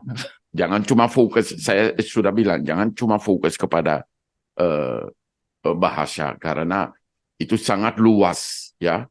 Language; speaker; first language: Indonesian; non-native, fluent; Dutch